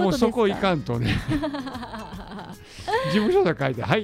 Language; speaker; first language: Japanese; native; Japanese